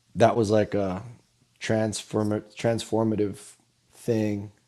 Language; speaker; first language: English; native; English